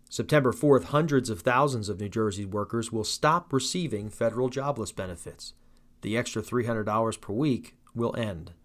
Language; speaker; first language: English; native; English